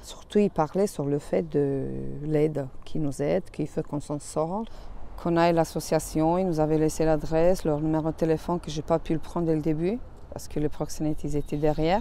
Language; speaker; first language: French; non-native, fluent; Romanian